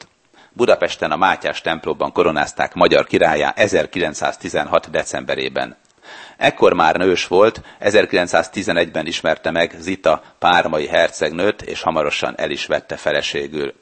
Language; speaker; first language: Hungarian; native; Hungarian